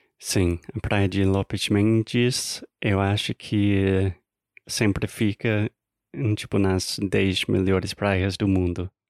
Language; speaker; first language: Portuguese; non-native, fluent; English